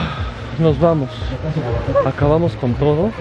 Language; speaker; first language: Spanish; native; Spanish